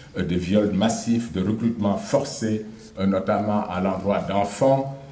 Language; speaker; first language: French; non-native, local second language; Wolof